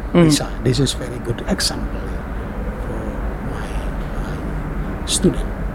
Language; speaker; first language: English; non-native, learner; Indonesian